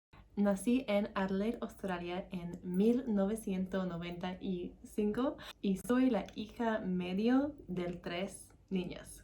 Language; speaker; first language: Spanish; non-native, learner; English